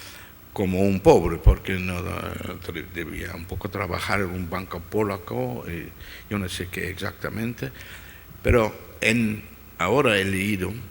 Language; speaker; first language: Spanish; non-native, fluent; Dutch